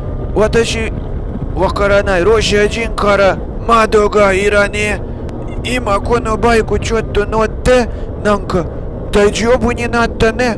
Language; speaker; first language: Japanese; non-native, learner; Russian